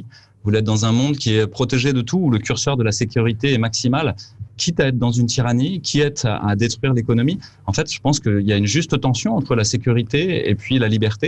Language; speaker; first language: French; native; French